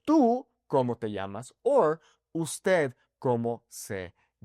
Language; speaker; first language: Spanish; non-native, fluent; English